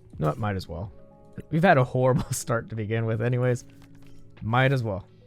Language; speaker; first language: English; native; English